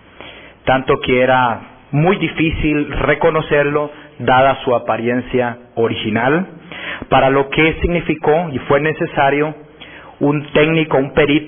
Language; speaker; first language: Spanish; native; Spanish